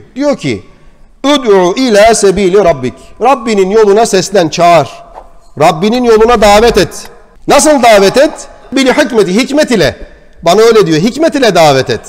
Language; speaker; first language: Turkish; native; Turkish